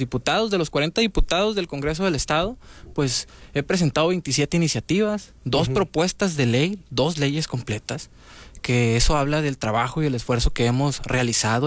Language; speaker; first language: Spanish; native; Spanish